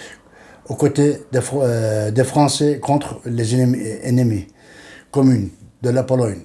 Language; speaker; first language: French; non-native, learner; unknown